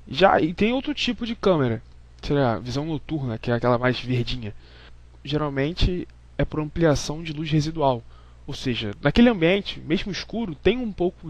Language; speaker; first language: Portuguese; native; Portuguese